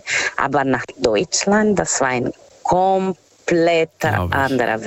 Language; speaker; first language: German; non-native, fluent; Portuguese